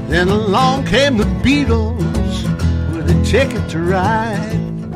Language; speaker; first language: English; native; English